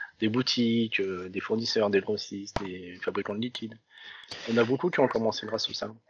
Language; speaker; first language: French; early bilingual, other home language; Vietnamese